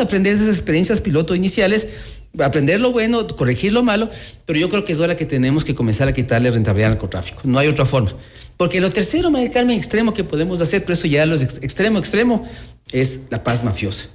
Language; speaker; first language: Spanish; native; Spanish